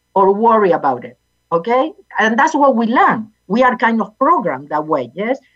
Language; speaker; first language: English; non-native, fluent; Spanish